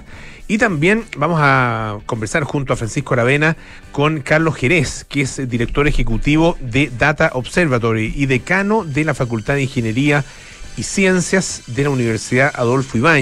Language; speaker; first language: Spanish; native; Spanish